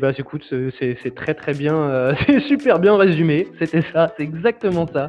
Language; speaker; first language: French; native; French